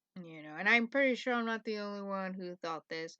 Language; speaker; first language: English; native; English